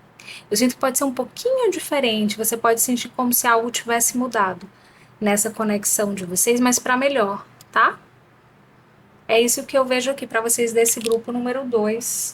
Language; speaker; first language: Portuguese; native; Portuguese